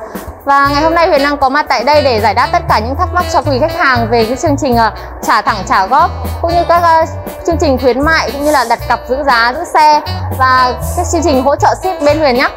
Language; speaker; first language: Vietnamese; native; Vietnamese